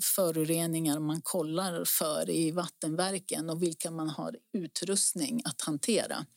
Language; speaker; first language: Swedish; early bilingual, other home language; Greek